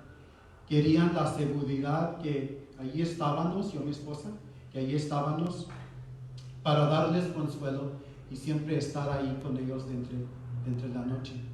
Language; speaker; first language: Spanish; early bilingual, heritage; Spanish